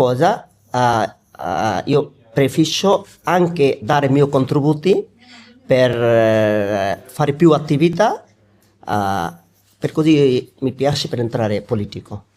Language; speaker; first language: Italian; non-native, learner; Bangla